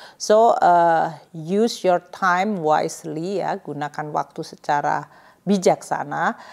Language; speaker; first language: Indonesian; native; Indonesian